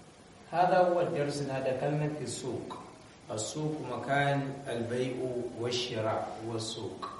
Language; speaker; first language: Arabic; non-native, fluent; Hausa